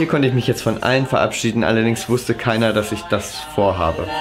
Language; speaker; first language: German; native; German